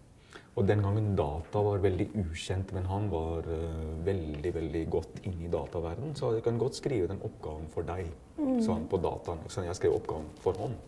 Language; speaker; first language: Norwegian; non-native, fluent; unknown